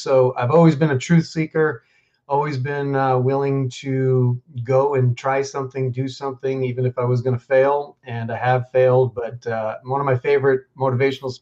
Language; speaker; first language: English; native; English